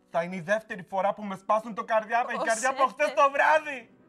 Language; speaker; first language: Greek; non-native, fluent; Spanish